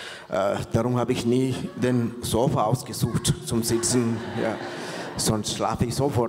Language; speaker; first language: German; non-native, fluent; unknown